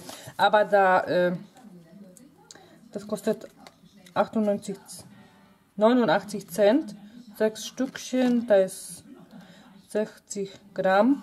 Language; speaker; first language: German; non-native, fluent; Polish